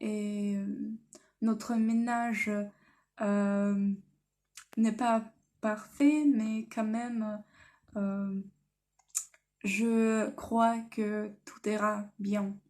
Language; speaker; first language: French; non-native, learner; Russian